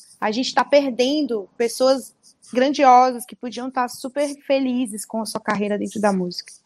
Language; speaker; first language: Portuguese; early bilingual, other home language; Spanish